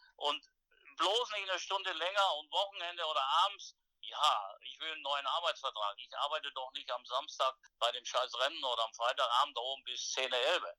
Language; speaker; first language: German; native; German